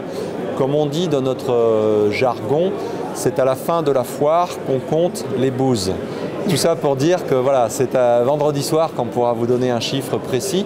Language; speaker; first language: French; native; French